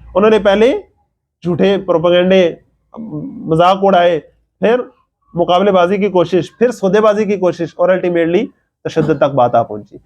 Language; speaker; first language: Urdu; non-native, local second language; Punjabi